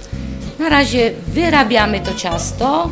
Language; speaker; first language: Polish; non-native, fluent; Italian